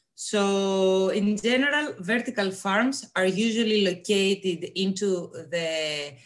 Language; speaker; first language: English; non-native, fluent; Greek